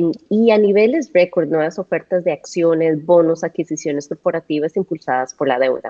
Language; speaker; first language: Spanish; native; Spanish